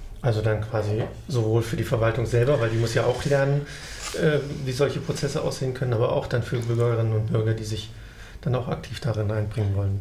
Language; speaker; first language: German; native; German